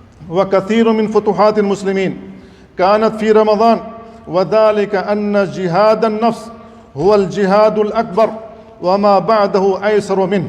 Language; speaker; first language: Arabic; non-native, fluent; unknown